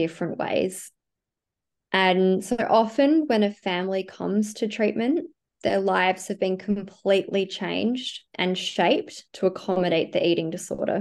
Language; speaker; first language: English; native; English